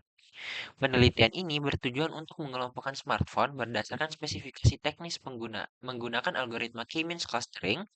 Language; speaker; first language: Indonesian; native; Indonesian